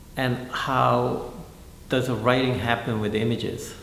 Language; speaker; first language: English; non-native, fluent; Korean